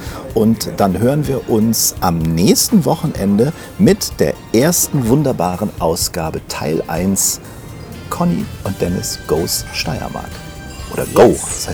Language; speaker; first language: German; native; German